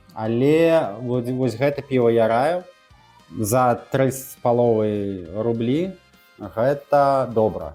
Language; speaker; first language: Belarusian; non-native, local second language; Russian